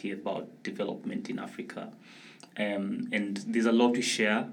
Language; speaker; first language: English; non-native, local second language; Luo (Kenya and Tanzania)